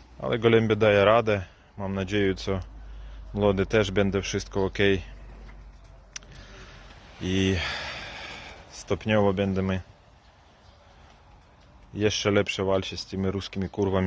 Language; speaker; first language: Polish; non-native, learner; Ukrainian